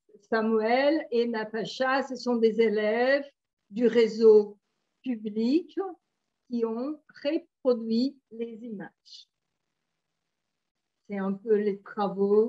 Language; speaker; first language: French; non-native, fluent; Portuguese